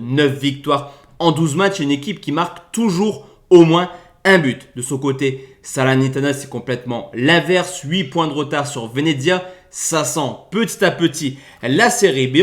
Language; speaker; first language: French; native; French